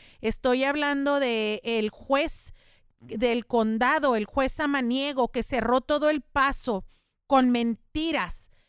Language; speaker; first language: Spanish; native; Spanish